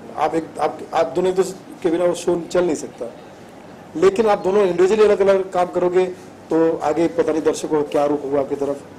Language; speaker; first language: Hindi; native; Hindi